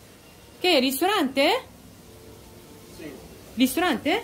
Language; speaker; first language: Italian; non-native, learner; Korean